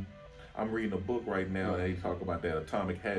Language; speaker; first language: English; native; English